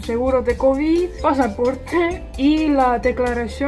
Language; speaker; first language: Spanish; non-native, fluent; Estonian